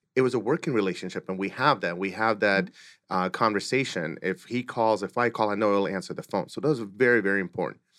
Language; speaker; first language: English; early bilingual, other home language; Russian